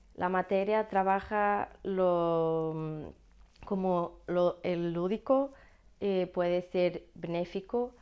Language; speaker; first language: Spanish; non-native, learner; Portuguese